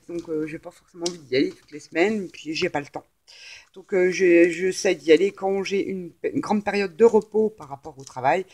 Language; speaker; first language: French; native; French